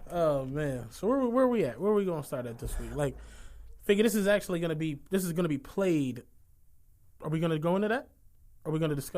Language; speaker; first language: English; native; English